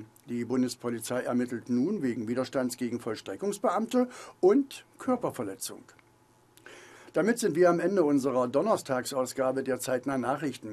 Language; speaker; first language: German; native; German